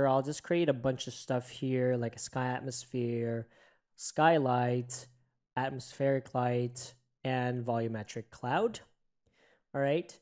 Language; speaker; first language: English; native; English